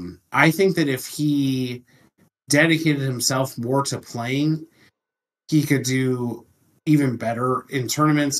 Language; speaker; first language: English; native; English